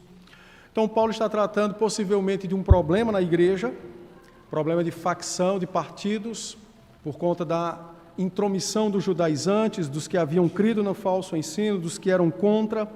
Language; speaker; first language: Portuguese; native; Portuguese